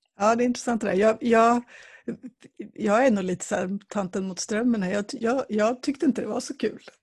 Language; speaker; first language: Swedish; native; Swedish